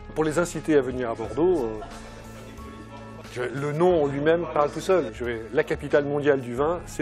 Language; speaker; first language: French; native; French